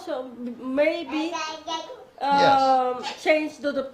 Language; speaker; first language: English; non-native, learner; Papiamento